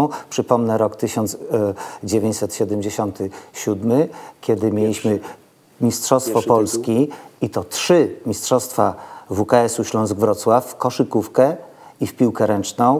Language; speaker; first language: Polish; native; Polish